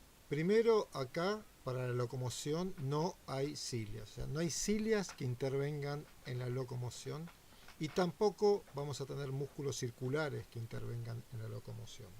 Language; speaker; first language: Spanish; native; Spanish